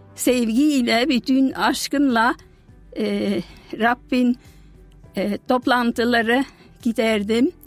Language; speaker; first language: Turkish; non-native, fluent; German